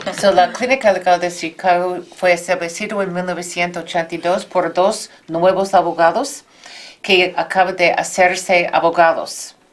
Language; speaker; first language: Spanish; non-native, fluent; English